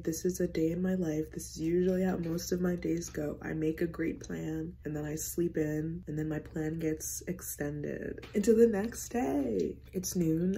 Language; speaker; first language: English; native; English